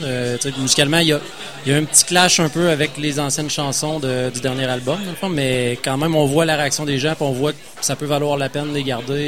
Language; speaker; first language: French; native; French